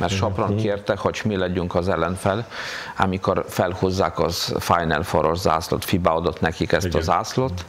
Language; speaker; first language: Hungarian; non-native, fluent; Polish